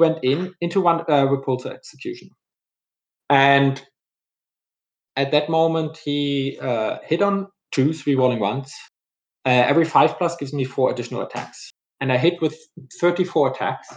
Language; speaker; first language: English; non-native, fluent; German